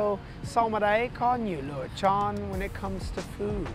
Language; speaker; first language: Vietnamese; early bilingual, heritage; English